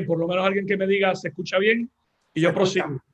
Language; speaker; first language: Spanish; native; Spanish